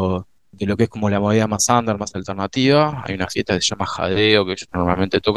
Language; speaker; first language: Spanish; native; Spanish